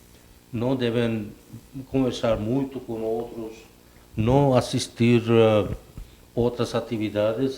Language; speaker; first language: Portuguese; non-native, fluent; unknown